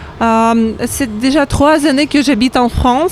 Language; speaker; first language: French; non-native, learner; Ukrainian